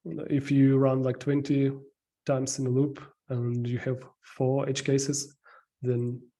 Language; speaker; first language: English; non-native, fluent; Ukrainian